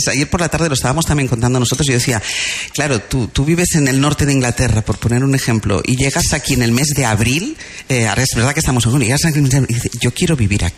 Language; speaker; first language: Spanish; native; Spanish